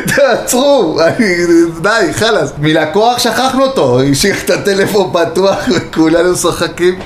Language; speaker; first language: Hebrew; non-native, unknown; Spanish